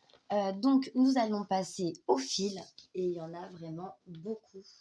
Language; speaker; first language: French; native; French